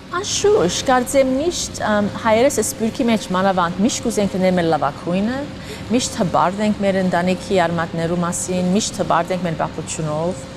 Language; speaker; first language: Armenian; early bilingual, heritage; Armenian